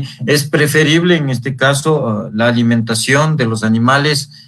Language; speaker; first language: Spanish; native; Spanish